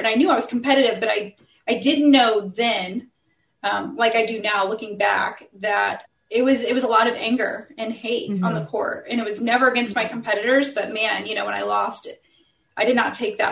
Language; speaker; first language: English; native; English